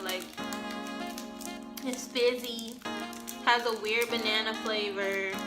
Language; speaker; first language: English; native; English